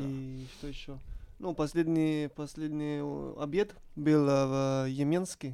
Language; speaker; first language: Russian; non-native, learner; Italian